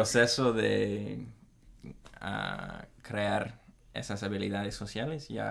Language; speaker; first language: Spanish; non-native, fluent; English